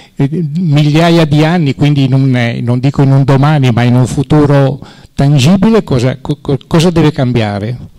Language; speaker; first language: Italian; native; Italian